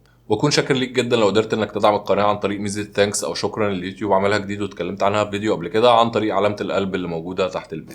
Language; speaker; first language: Arabic; native; Arabic